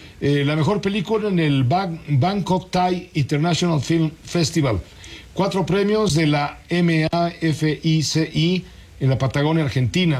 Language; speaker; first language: Spanish; native; Spanish